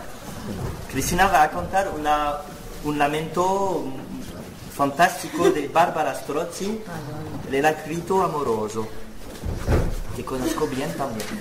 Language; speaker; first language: Spanish; non-native, learner; French